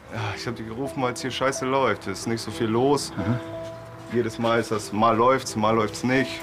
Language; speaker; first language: German; early bilingual, other home language; Polish